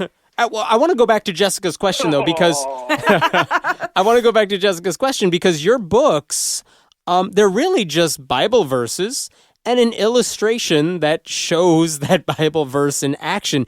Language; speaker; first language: English; native; English